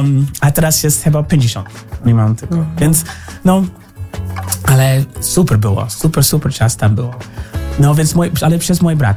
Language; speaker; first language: Polish; early bilingual, heritage; Polish